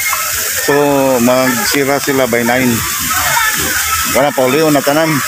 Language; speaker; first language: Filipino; non-native, local second language; Cebuano